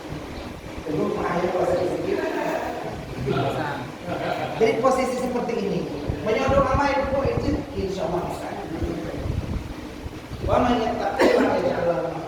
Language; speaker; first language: Indonesian; non-native, local second language; Achinese